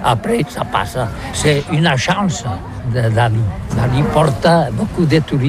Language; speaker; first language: French; non-native, learner; Catalan